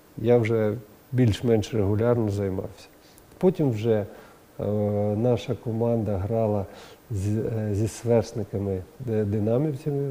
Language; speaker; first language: Ukrainian; non-native, local second language; Russian